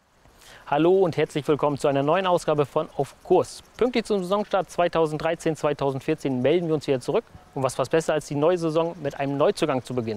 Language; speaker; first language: German; native; German